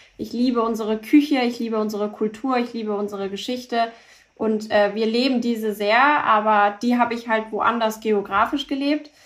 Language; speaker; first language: German; early bilingual, other home language; Turkish